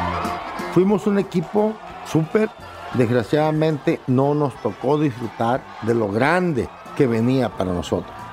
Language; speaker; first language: Spanish; native; Spanish